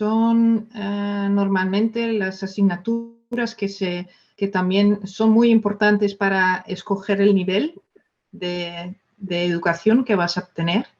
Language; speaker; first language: Spanish; non-native, fluent; Dutch